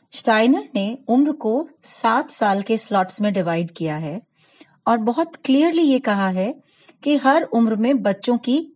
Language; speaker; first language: Hindi; non-native, local second language; Gujarati